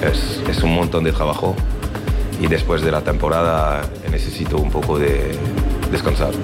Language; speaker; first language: Spanish; non-native, learner; French